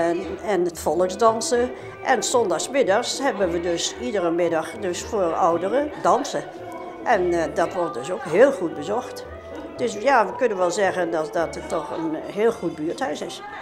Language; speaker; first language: Dutch; native; Dutch